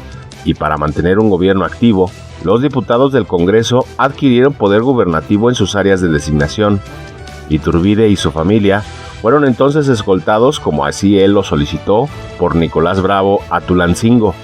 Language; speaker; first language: Spanish; native; Spanish